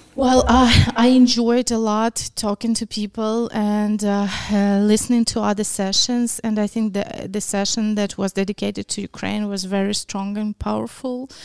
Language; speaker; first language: English; non-native, fluent; Ukrainian